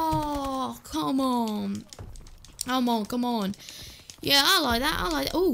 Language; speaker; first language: English; native; English